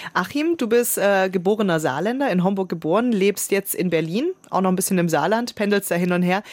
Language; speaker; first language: German; native; German